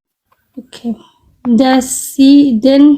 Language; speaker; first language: German; non-native, learner; Somali